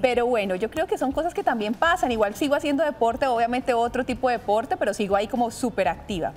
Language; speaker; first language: Spanish; native; Spanish